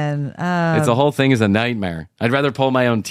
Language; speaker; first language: English; native; English